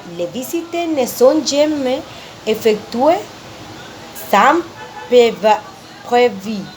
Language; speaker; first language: French; non-native, learner; Spanish